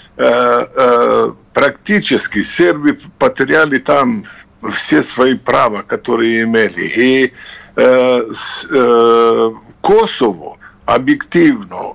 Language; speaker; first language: Russian; non-native, fluent; Serbian